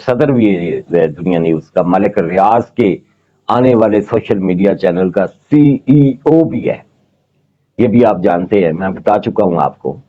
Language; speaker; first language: Urdu; non-native, local second language; Punjabi